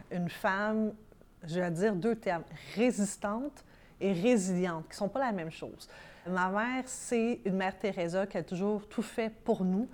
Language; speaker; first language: French; early bilingual, other home language; Arabic